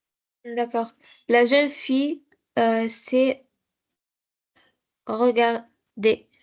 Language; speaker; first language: French; non-native, learner; Arabic